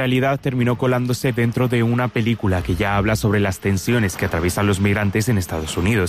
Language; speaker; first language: Spanish; native; Spanish